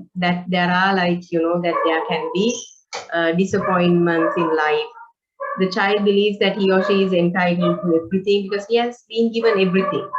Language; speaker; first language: English; non-native, local second language; Sinhala